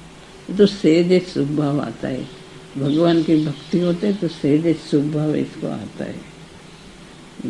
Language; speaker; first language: Hindi; non-native, local second language; Gujarati